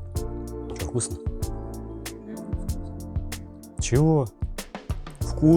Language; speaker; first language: Russian; native; Russian